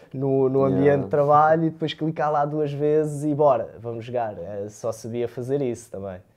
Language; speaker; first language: Portuguese; early bilingual, other home language; Romanian